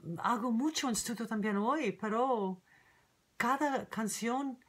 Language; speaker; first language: Spanish; non-native, learner; English